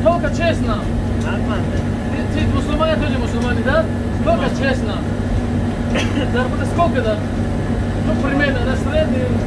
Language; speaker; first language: Russian; non-native, learner; Tajik